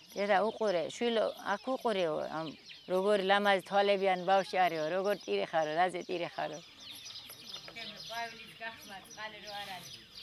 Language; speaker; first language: Georgian; non-native, local second language; Avaric